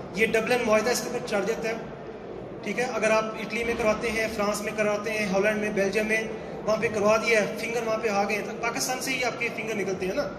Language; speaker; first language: Urdu; non-native, local second language; Punjabi